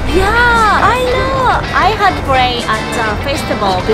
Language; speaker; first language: English; non-native, learner; Japanese